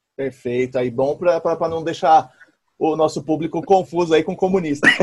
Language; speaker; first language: Portuguese; native; Portuguese